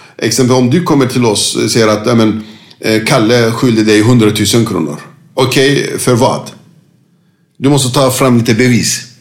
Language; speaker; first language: Swedish; non-native, fluent; Turkish